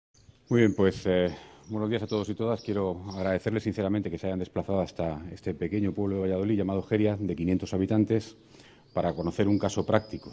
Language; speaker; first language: Spanish; native; Spanish